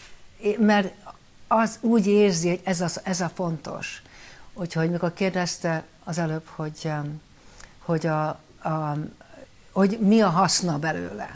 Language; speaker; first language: Hungarian; early bilingual, heritage; Hungarian